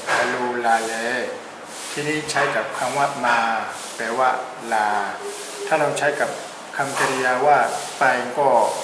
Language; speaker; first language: Thai; non-native, fluent; Burmese